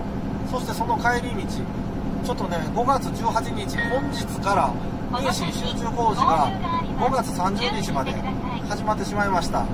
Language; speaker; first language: Japanese; native; Japanese